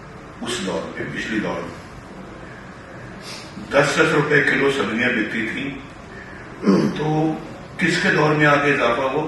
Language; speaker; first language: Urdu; non-native, local second language; Punjabi